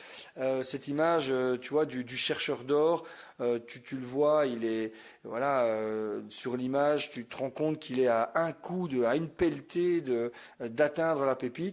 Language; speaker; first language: French; native; French